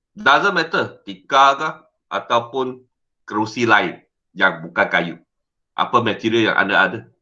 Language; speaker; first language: Malay; non-native, local second language; Chinese